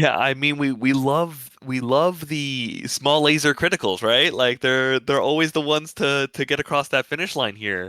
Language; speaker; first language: English; native; English